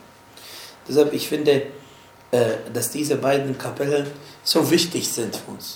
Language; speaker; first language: German; non-native, fluent; Arabic